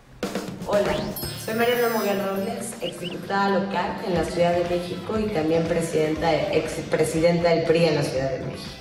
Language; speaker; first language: Spanish; native; Spanish